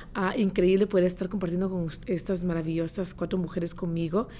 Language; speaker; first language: Spanish; native; Spanish